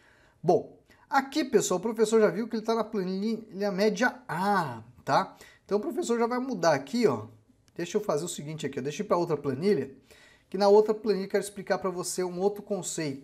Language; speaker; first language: Portuguese; native; Portuguese